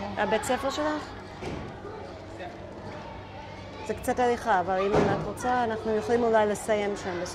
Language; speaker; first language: Hebrew; native; Hebrew